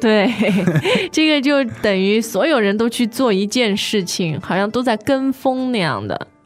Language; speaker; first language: Chinese; native; Chinese